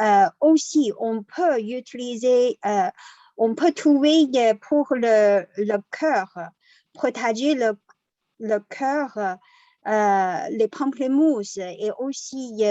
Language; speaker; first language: French; non-native, learner; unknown